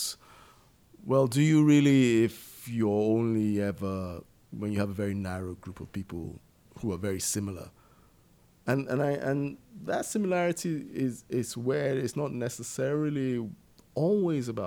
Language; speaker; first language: English; native; English